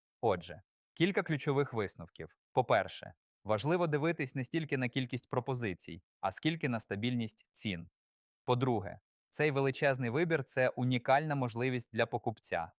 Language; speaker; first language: Ukrainian; native; Ukrainian